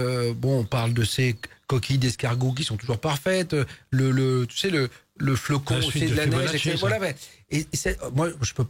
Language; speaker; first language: French; native; French